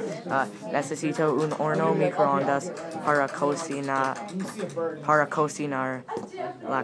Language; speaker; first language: Spanish; non-native, learner; English